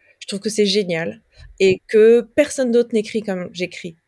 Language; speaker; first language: French; native; French